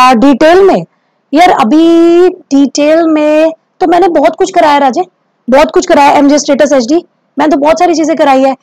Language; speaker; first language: Hindi; native; Hindi